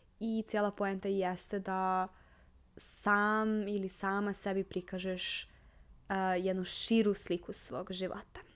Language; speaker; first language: Serbian; native; Serbian